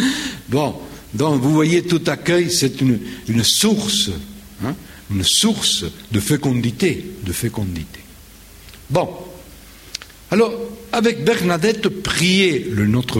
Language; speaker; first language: French; non-native, fluent; Spanish